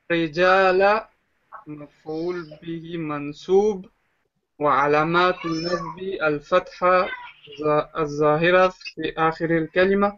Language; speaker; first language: Arabic; non-native, learner; French